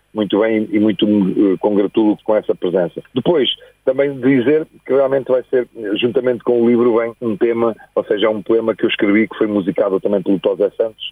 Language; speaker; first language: Portuguese; native; Portuguese